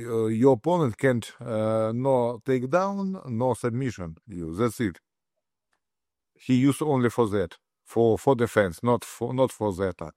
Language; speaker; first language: English; non-native, learner; Russian